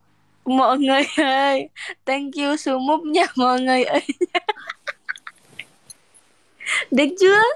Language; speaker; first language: Vietnamese; non-native, learner; Indonesian